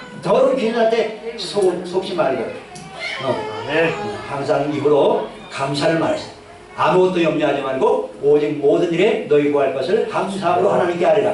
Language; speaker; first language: Korean; native; Korean